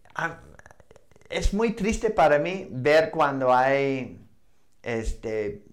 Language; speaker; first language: Spanish; non-native, fluent; English